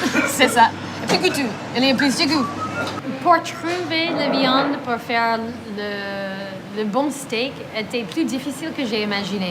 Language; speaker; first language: French; non-native, fluent; English